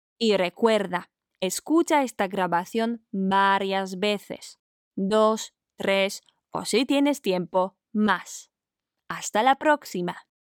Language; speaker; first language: Spanish; non-native, fluent; Polish